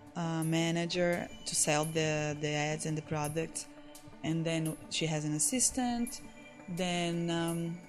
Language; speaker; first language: English; non-native, fluent; Portuguese